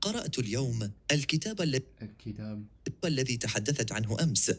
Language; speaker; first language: Arabic; non-native, learner; English